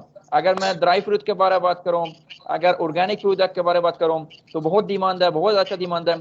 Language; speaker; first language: Hindi; non-native, fluent; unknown